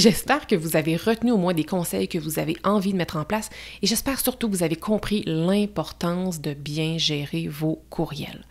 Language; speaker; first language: French; native; French